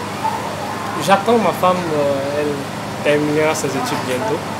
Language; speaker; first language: French; non-native, fluent; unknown